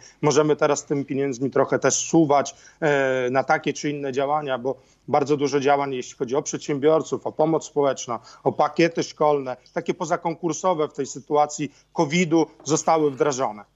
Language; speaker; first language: Polish; native; Polish